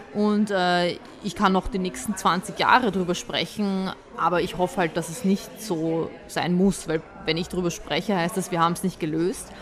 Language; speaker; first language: German; early bilingual, other home language; Bosnian